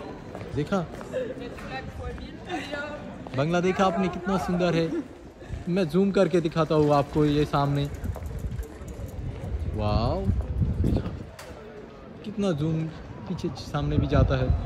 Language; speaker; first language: Hindi; non-native, learner; Bangla